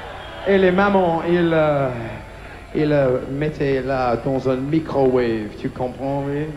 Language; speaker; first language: French; non-native, learner; English